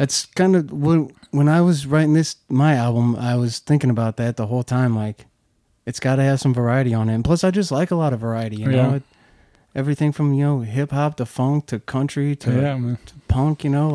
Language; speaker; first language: English; native; English